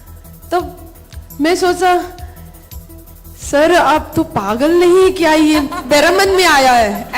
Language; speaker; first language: Hindi; non-native, local second language; Manipuri